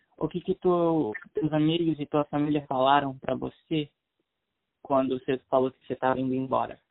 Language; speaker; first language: Portuguese; early bilingual, heritage; Portuguese